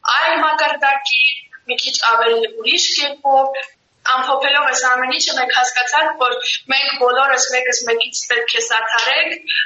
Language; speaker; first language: Armenian; early bilingual, heritage; Armenian